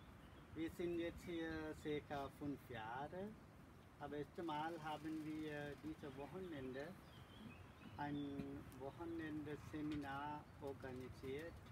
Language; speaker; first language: German; non-native, learner; Sinhala